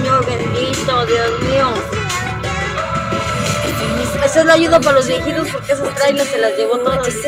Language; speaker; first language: Spanish; early bilingual, other home language; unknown